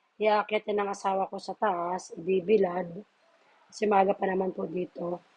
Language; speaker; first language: Filipino; non-native, local second language; Waray